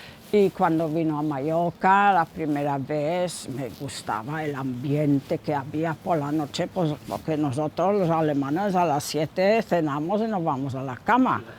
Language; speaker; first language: Spanish; non-native, fluent; German